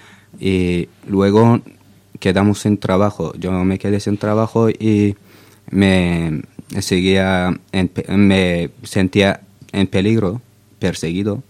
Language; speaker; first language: Spanish; non-native, fluent; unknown